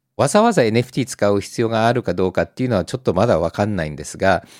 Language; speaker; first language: Japanese; native; Japanese